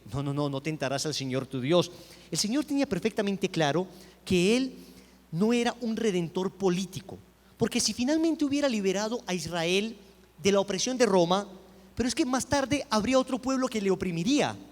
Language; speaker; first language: Spanish; native; Spanish